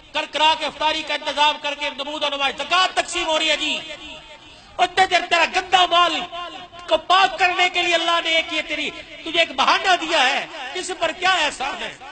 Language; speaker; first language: Urdu; non-native, local second language; Punjabi